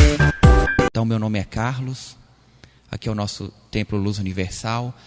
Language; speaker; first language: Portuguese; native; Portuguese